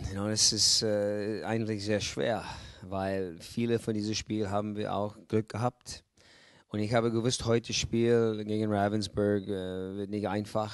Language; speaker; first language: German; non-native, fluent; English